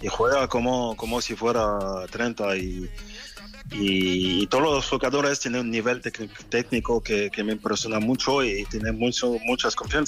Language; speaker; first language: Spanish; non-native, fluent; French